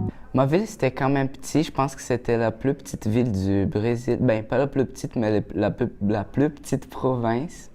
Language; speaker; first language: French; early bilingual, other home language; Portuguese